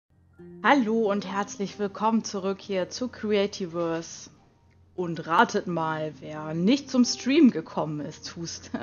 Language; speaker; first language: German; native; German